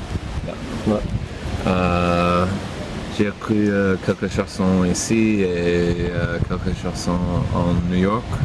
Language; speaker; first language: French; non-native, learner; English